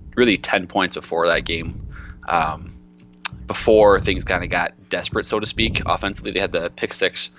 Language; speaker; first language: English; native; English